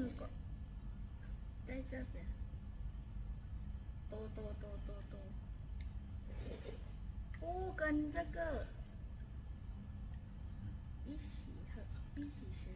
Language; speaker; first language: Chinese; non-native, learner; Indonesian